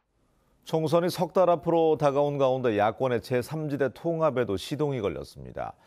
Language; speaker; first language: Korean; native; Korean